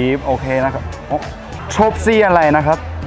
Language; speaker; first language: Thai; non-native, learner; Korean